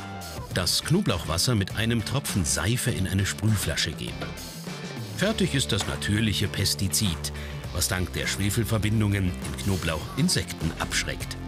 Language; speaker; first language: German; native; German